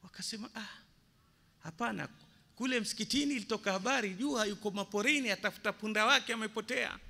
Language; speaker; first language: Swahili; native; Swahili